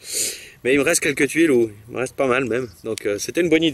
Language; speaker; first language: French; native; French